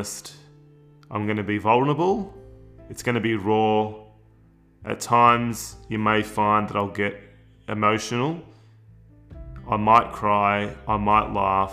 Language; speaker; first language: English; native; English